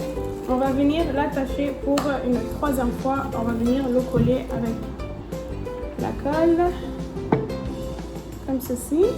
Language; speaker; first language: French; native; French